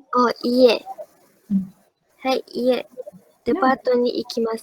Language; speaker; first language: Japanese; non-native, learner; Malay